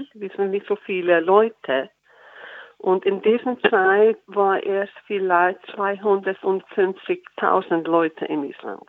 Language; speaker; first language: German; non-native, fluent; Icelandic